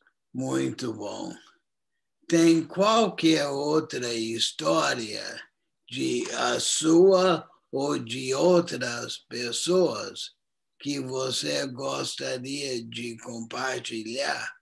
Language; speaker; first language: Portuguese; non-native, fluent; English